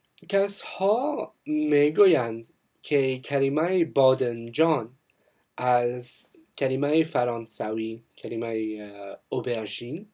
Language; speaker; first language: Persian; non-native, learner; English